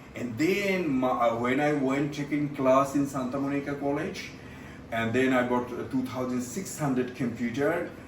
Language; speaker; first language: English; non-native, local second language; Bangla